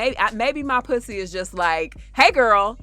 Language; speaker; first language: English; native; English